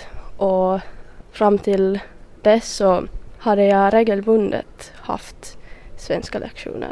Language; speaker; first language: Swedish; non-native, local second language; Finnish